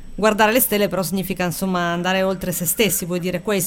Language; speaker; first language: Italian; native; Italian